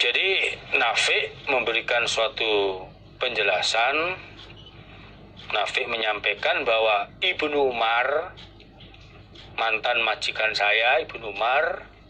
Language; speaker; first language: Indonesian; non-native, local second language; Javanese